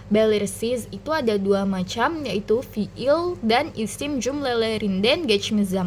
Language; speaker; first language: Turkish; non-native, learner; Indonesian